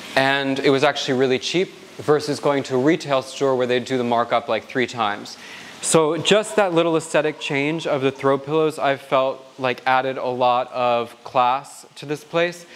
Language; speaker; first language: English; native; English